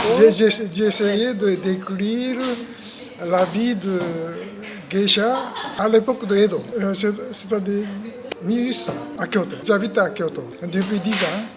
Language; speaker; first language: French; non-native, learner; Japanese